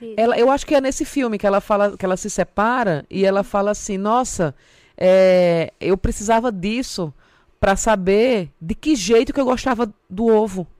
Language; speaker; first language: Portuguese; native; Portuguese